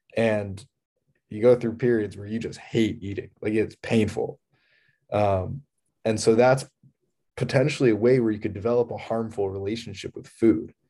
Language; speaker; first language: English; native; English